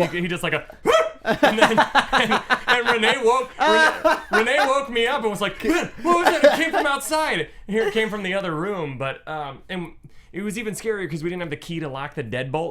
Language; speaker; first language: English; native; English